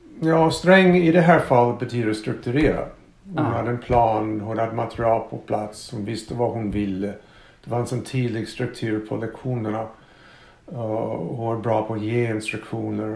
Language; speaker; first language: Swedish; non-native, fluent; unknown